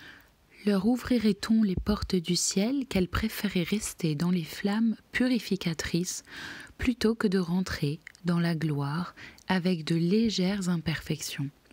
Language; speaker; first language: French; native; French